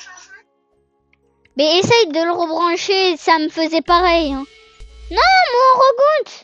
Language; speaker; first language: French; native; French